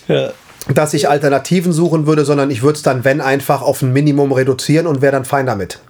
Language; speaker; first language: German; early bilingual, other home language; French